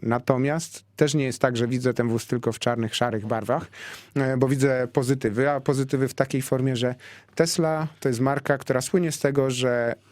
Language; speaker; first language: Polish; native; Polish